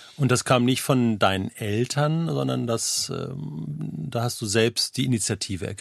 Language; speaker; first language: German; native; German